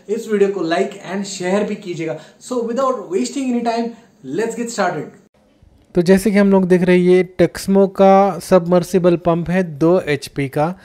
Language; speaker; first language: Hindi; native; Hindi